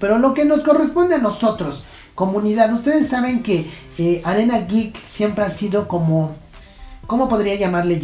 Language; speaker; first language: Spanish; native; Spanish